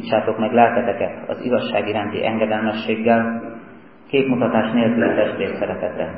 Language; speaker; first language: Hungarian; native; Hungarian